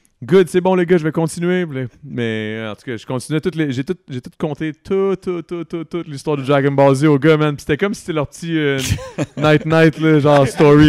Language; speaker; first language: French; native; French